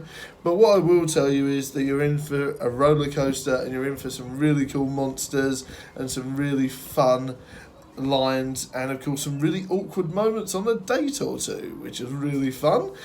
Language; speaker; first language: English; native; English